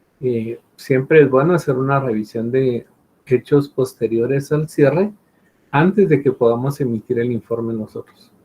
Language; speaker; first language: Spanish; native; Spanish